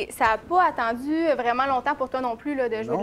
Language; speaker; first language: French; native; French